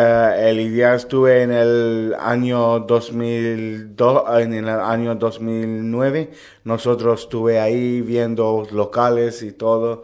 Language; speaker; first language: Spanish; non-native, learner; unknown